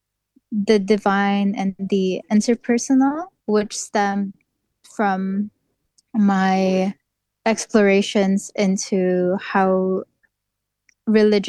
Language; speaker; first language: English; non-native, local second language; Filipino